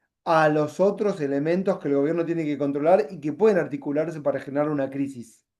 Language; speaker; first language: Spanish; native; Spanish